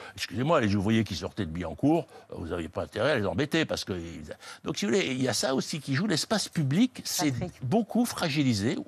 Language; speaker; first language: French; native; French